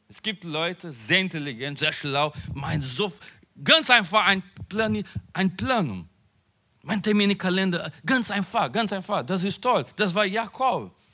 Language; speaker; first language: German; non-native, learner; Portuguese